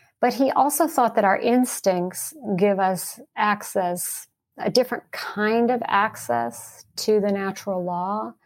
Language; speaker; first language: English; early bilingual, heritage; English